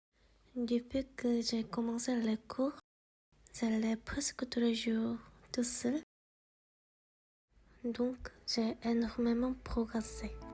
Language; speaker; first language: French; non-native, fluent; Korean